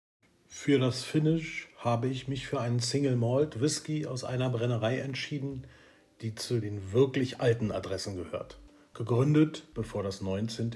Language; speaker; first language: German; native; German